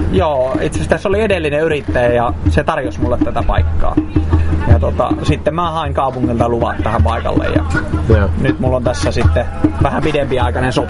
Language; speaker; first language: Finnish; native; Finnish